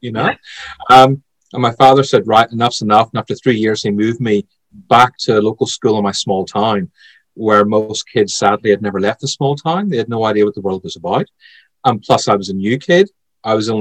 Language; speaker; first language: English; native; English